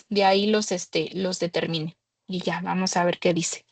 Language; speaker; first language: Spanish; native; Spanish